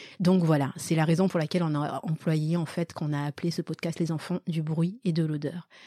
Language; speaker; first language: French; early bilingual, other home language; Malagasy